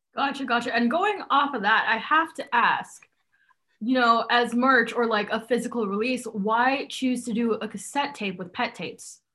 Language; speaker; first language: English; non-native, local second language; Cantonese